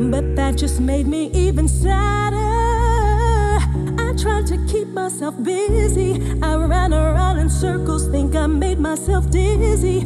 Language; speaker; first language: English; native; English